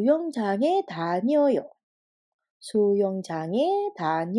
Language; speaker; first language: Korean; non-native, fluent; Indonesian